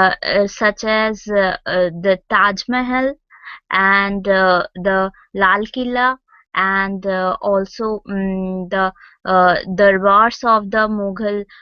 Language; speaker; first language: English; non-native, local second language; Hindi